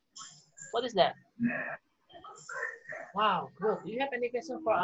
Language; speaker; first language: English; non-native, fluent; Indonesian